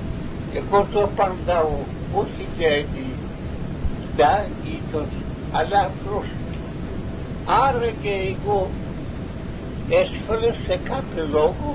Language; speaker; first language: Greek; non-native, learner; Russian